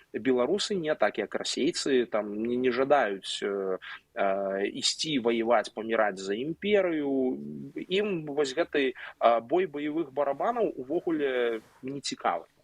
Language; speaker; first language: Belarusian; non-native, local second language; Russian